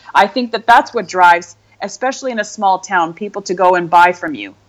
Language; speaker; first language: English; native; English